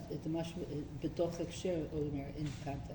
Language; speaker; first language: Hebrew; non-native, learner; English